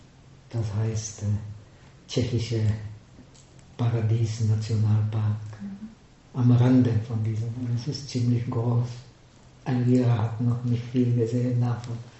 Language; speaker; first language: German; non-native, fluent; Czech